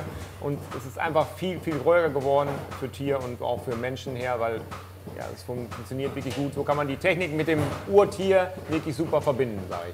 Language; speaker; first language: German; native; German